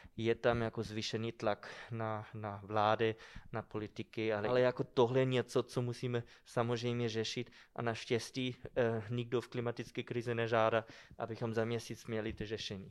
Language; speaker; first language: Czech; non-native, fluent; German